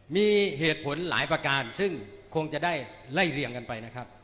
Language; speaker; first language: Thai; native; Thai